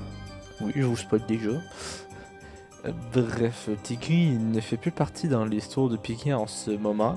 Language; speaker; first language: French; native; French